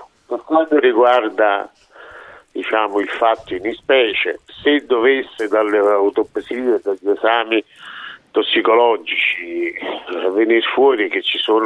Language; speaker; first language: Italian; native; Italian